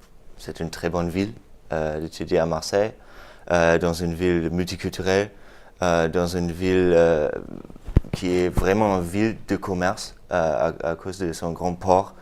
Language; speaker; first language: French; non-native, fluent; German